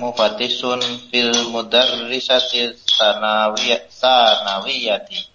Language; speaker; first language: Arabic; non-native, learner; Indonesian